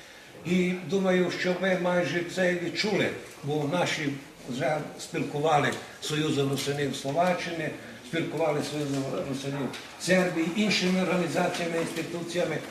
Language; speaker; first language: Ukrainian; early bilingual, heritage; Ukrainian